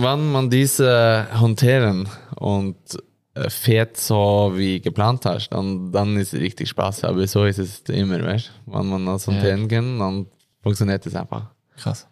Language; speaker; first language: German; non-native, learner; Norwegian